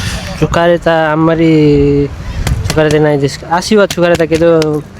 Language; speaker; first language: Japanese; non-native, learner; Nepali